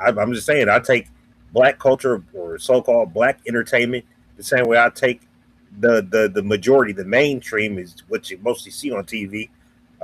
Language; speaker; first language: English; native; English